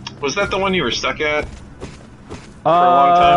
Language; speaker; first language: English; native; English